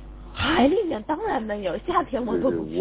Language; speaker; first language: Chinese; native; Chinese